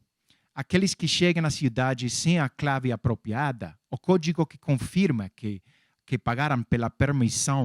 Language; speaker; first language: Portuguese; non-native, fluent; English